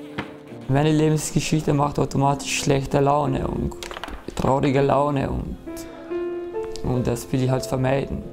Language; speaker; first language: German; early bilingual, other home language; Kurdish